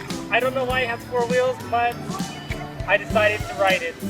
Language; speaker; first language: English; native; English